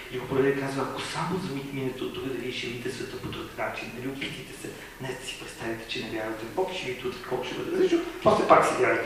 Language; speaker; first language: Bulgarian; native; Bulgarian